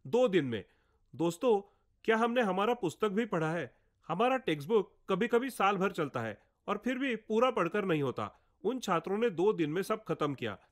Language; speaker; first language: Hindi; non-native, local second language; Marathi